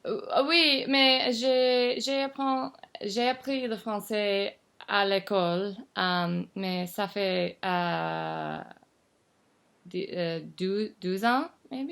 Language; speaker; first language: French; non-native, learner; English